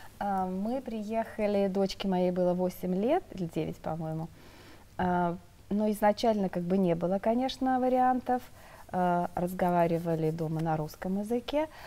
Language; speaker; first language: Russian; native; Russian